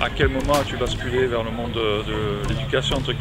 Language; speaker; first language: French; native; French